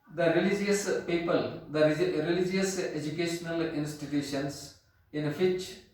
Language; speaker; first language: English; non-native, local second language; Kannada